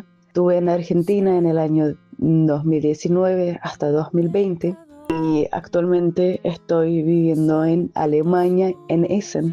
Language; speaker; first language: Spanish; non-native, fluent; German